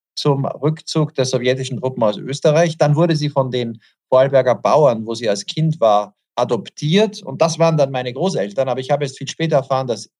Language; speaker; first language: German; native; German